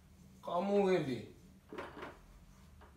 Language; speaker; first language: Portuguese; non-native, learner; Haitian Creole